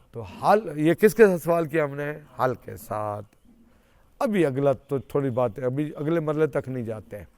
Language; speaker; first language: Urdu; non-native, local second language; Saraiki